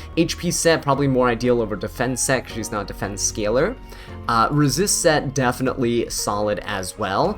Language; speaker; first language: English; native; English